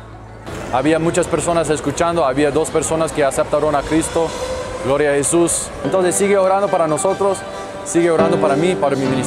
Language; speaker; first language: Spanish; non-native, learner; English